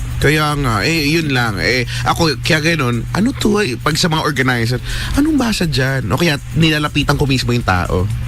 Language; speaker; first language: Filipino; native; Filipino